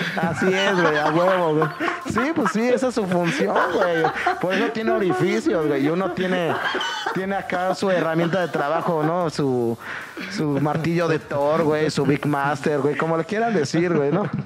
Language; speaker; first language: Spanish; native; Spanish